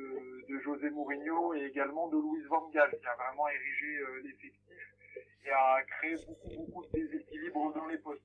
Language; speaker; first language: French; native; French